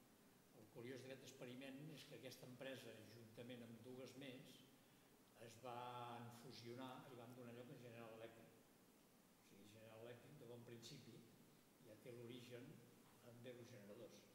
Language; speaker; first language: Catalan; native; Catalan